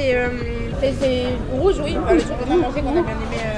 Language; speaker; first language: French; native; French